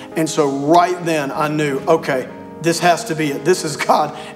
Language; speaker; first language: English; native; English